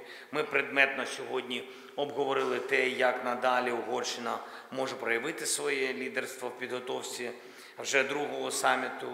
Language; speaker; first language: Ukrainian; non-native, local second language; Russian